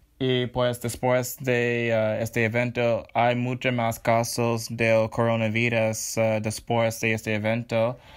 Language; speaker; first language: Spanish; non-native, learner; English